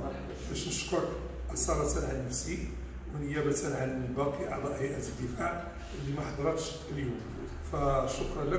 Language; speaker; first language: Arabic; native; Arabic